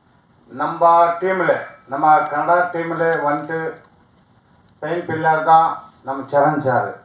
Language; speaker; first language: Tamil; non-native, learner; Kannada